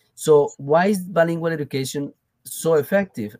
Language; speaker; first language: English; non-native, fluent; Spanish